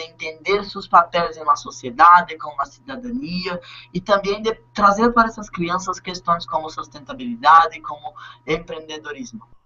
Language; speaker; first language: Spanish; non-native, learner; Portuguese